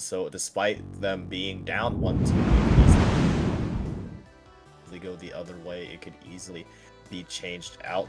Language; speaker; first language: English; native; English